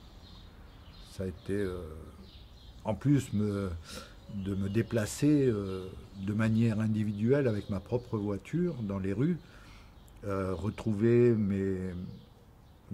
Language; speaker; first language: French; native; French